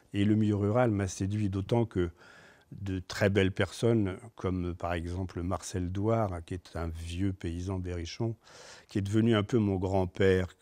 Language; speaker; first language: French; native; French